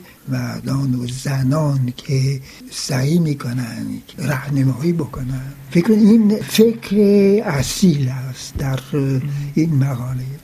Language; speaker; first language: Persian; non-native, fluent; French